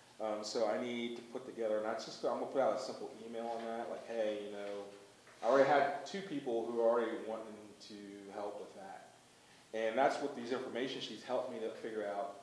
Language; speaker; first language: English; native; English